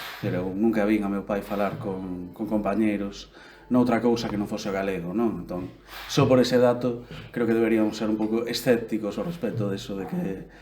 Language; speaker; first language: Galician; native; Galician